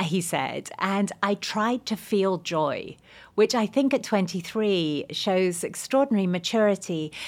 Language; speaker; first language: English; native; English